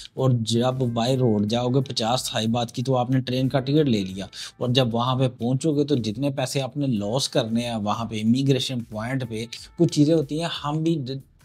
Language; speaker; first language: Urdu; non-native, local second language; Punjabi